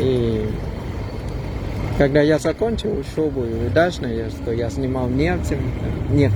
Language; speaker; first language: Russian; non-native, fluent; Thai